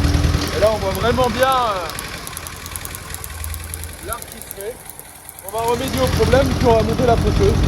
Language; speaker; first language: French; native; French